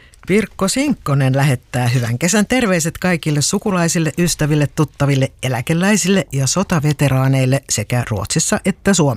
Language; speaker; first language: Finnish; native; Finnish